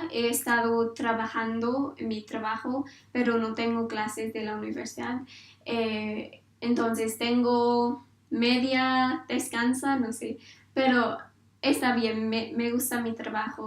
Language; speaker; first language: Spanish; non-native, learner; English